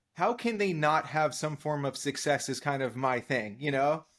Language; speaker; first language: English; native; English